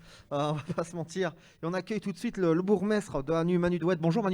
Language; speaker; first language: French; native; French